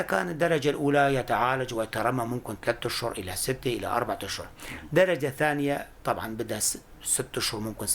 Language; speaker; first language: Arabic; non-native, local second language; Kurdish